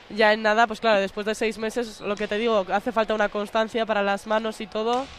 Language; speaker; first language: Spanish; native; Spanish